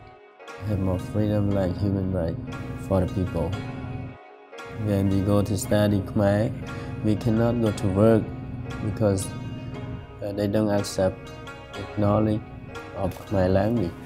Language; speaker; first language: English; non-native, learner; Khmer